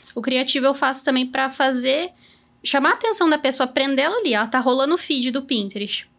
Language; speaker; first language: Portuguese; native; Portuguese